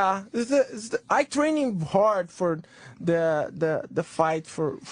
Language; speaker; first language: English; non-native, learner; Portuguese